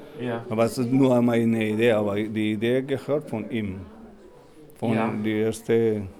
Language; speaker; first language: German; non-native, learner; Spanish